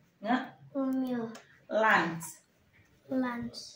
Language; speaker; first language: English; non-native, learner; Indonesian